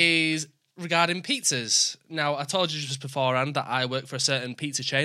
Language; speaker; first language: English; native; English